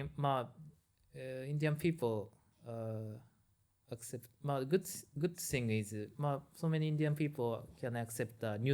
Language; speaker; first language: English; non-native, learner; Japanese